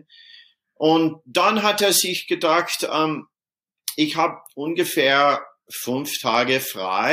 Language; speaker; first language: German; non-native, fluent; English